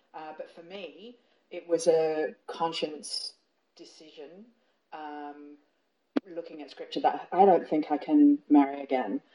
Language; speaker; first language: English; native; English